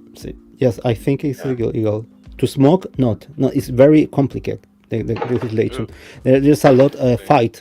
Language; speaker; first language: English; non-native, fluent; Spanish